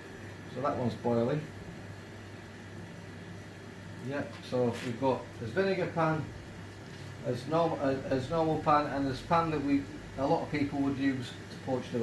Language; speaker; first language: English; native; English